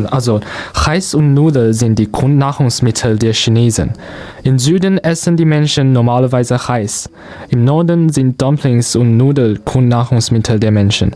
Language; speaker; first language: German; non-native, learner; Chinese